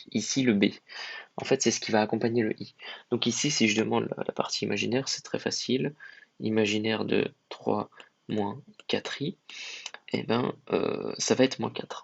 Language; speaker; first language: French; native; French